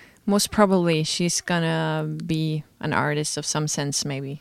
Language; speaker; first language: English; non-native, fluent; Norwegian